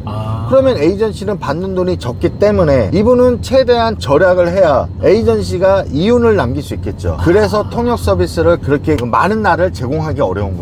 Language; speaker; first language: Korean; native; Korean